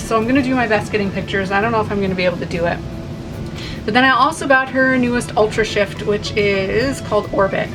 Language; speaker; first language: English; native; English